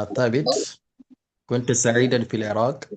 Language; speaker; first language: Arabic; non-native, learner; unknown